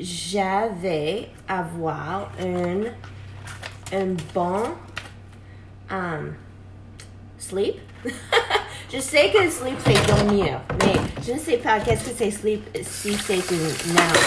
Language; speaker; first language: French; non-native, learner; English